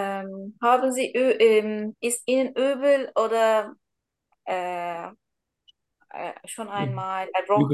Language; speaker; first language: German; non-native, learner; Turkish